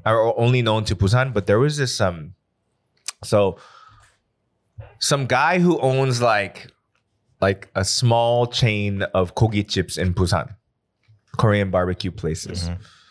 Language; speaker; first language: English; native; English